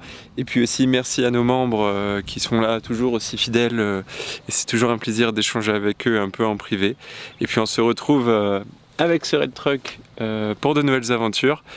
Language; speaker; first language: French; native; French